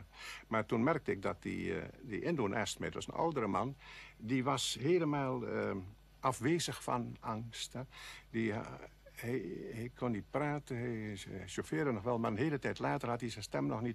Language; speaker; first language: Dutch; native; Dutch